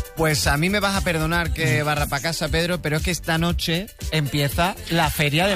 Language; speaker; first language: Spanish; native; Spanish